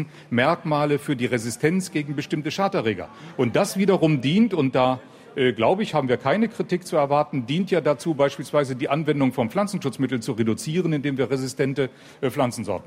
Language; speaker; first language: German; native; German